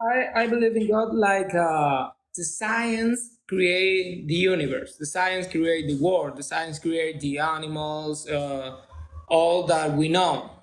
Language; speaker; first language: English; non-native, learner; Spanish